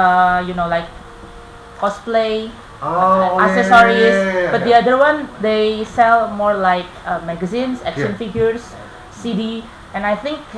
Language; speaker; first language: English; non-native, fluent; Indonesian